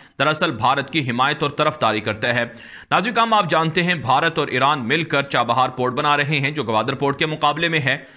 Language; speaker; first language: Urdu; native; Urdu